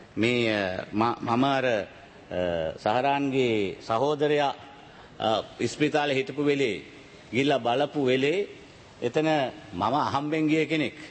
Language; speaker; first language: Sinhala; non-native, local second language; Tamil